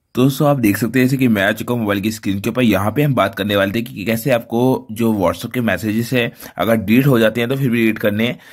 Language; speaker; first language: Hindi; native; Hindi